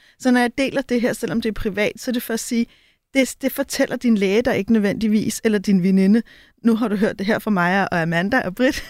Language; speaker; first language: Danish; native; Danish